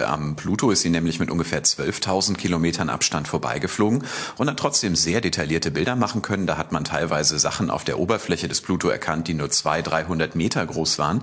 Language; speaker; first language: German; native; German